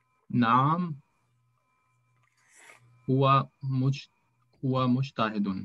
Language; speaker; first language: Arabic; non-native, learner; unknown